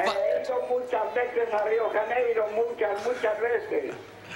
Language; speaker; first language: Portuguese; non-native, learner; Spanish